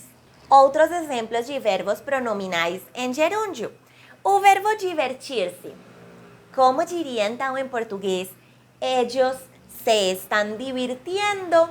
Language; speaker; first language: Portuguese; non-native, fluent; Spanish